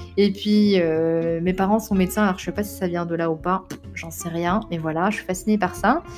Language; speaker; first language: French; non-native, local second language; Arabic